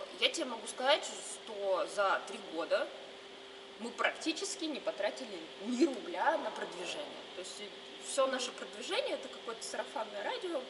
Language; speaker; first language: Russian; native; Russian